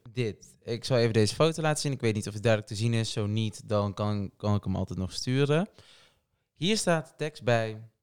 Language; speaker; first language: Dutch; early bilingual, other home language; Portuguese